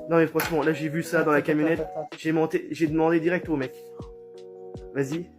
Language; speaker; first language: French; native; French